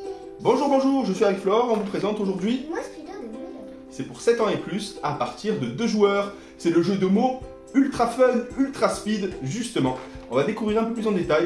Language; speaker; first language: French; native; French